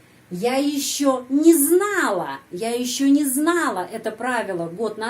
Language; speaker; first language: Russian; non-native, fluent; Indonesian